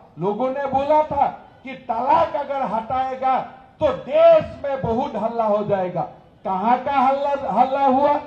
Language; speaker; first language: Hindi; non-native, local second language; Assamese